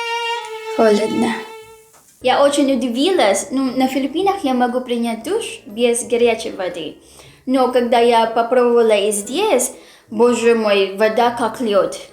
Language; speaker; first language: Russian; non-native, learner; Filipino